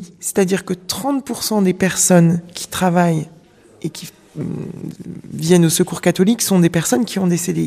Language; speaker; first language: French; native; French